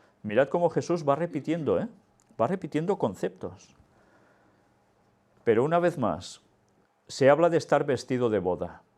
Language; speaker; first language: Spanish; native; Spanish